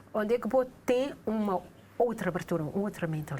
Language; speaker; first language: Portuguese; non-native, local second language; Kabuverdianu